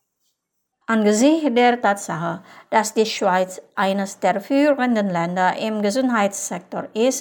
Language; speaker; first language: German; non-native, fluent; Indonesian